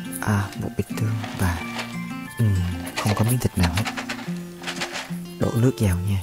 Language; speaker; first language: Vietnamese; native; Vietnamese